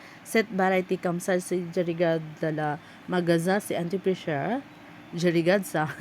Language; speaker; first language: French; non-native, learner; Cebuano